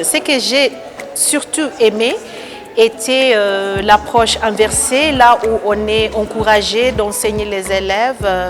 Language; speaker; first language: French; non-native, fluent; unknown